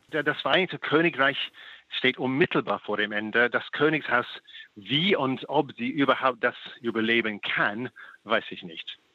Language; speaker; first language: German; non-native, fluent; English